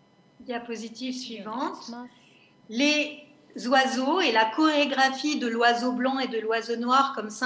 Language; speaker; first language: French; native; French